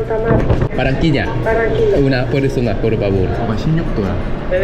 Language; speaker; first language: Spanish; non-native, learner; Korean